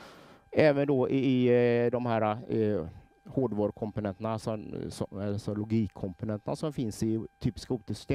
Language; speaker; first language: Swedish; native; Swedish